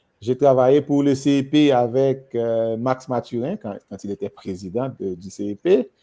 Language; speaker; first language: French; non-native, local second language; Haitian Creole